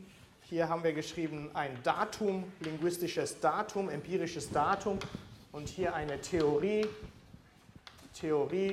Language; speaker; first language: German; non-native, fluent; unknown